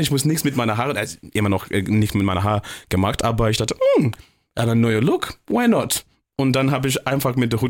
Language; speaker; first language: German; non-native, fluent; English